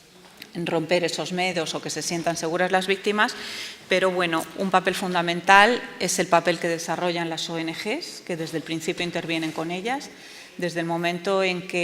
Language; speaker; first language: Spanish; native; Spanish